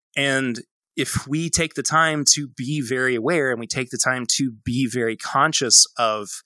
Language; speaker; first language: English; native; English